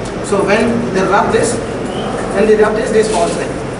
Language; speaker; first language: English; non-native, local second language; Telugu